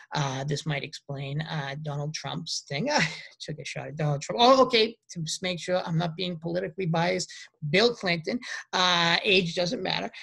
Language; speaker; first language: English; native; English